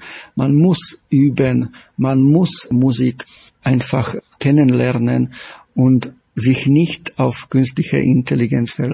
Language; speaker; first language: German; non-native, fluent; Slovak